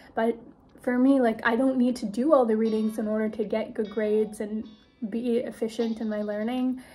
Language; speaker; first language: English; native; English